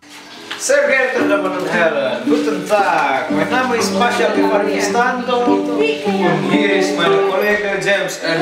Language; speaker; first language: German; non-native, learner; Indonesian